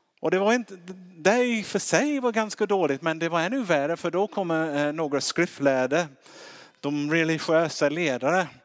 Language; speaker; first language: Swedish; non-native, fluent; English